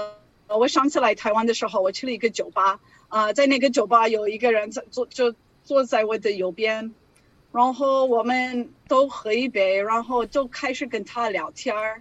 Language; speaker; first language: Chinese; non-native, learner; English